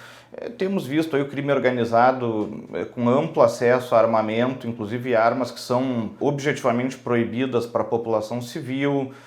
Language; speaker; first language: Portuguese; native; Portuguese